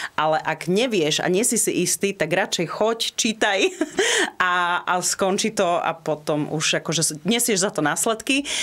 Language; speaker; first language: Slovak; non-native, local second language; Rusyn